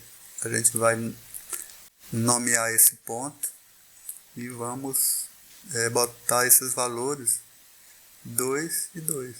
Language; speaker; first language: Portuguese; native; Portuguese